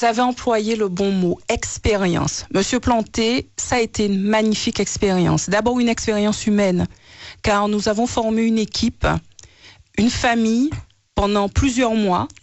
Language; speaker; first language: French; native; French